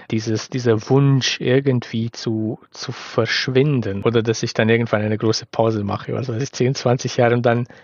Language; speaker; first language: German; non-native, fluent; Romanian